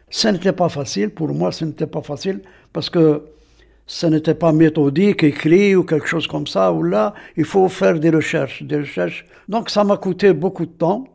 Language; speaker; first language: French; non-native, local second language; Arabic